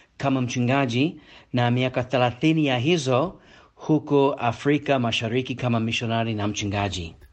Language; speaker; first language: Swahili; non-native, fluent; English